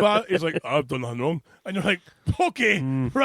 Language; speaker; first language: English; native; English